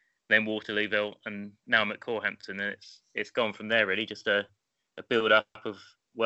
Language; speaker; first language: English; native; English